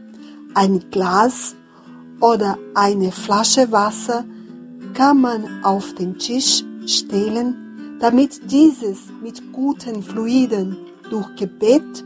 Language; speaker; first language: German; non-native, fluent; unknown